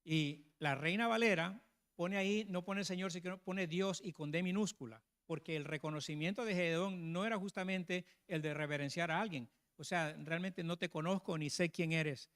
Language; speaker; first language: Spanish; native; Spanish